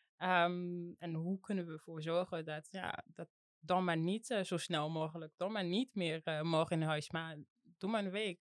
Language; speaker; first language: Dutch; non-native, fluent; French